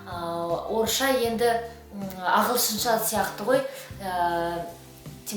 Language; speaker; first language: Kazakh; non-native, local second language; Uyghur